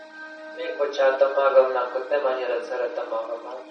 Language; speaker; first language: Hungarian; non-native, learner; Russian